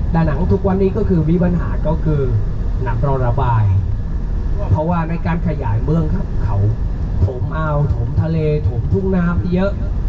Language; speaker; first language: Thai; non-native, fluent; Vietnamese